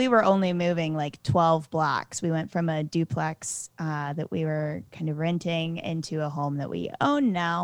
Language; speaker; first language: English; native; English